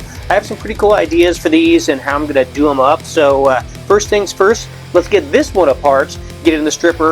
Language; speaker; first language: English; native; English